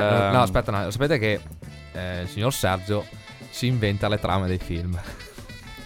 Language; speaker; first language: Italian; native; Italian